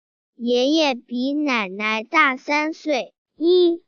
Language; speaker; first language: Chinese; non-native, learner; Swahili